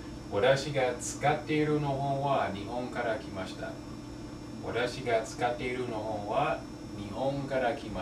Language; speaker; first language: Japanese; non-native, learner; English